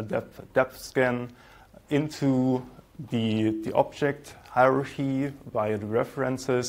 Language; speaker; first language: English; non-native, fluent; German